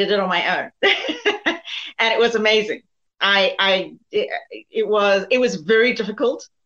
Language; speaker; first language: English; native; English